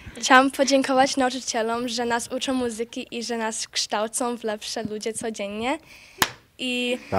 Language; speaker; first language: Polish; early bilingual, heritage; Polish